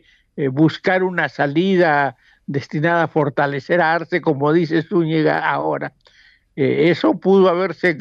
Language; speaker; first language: Spanish; native; Spanish